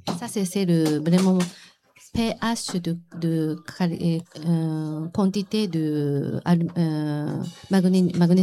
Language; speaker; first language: French; non-native, learner; Japanese